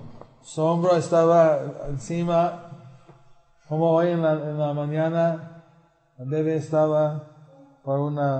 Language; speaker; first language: Spanish; non-native, fluent; English